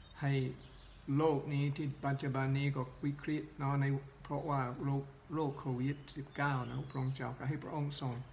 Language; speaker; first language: Thai; non-native, local second language; Northeastern Thai